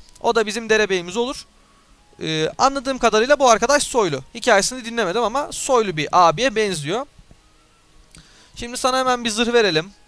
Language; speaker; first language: Turkish; native; Turkish